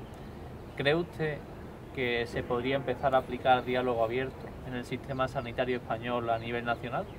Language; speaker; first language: Spanish; native; Spanish